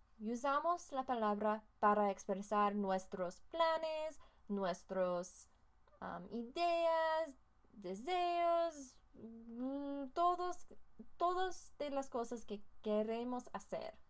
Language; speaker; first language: Spanish; non-native, learner; English